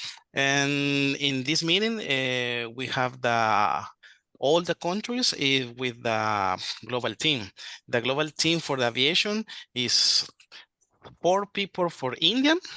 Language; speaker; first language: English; non-native, learner; Spanish